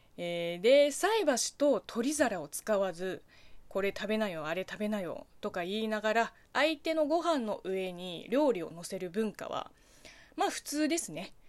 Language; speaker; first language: Japanese; non-native, fluent; Chinese